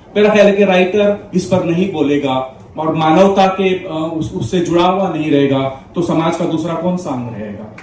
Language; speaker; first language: Hindi; non-native, local second language; Konkani